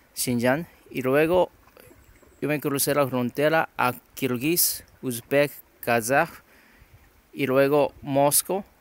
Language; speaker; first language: Spanish; non-native, learner; Japanese